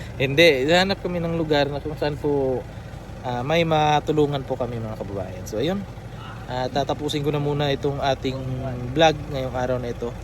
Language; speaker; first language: Filipino; non-native, local second language; Cebuano